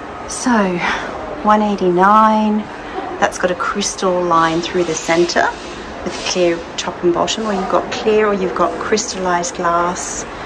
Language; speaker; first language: English; native; English